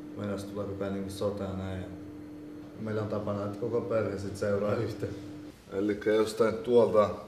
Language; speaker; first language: Finnish; early bilingual, other home language; Albanian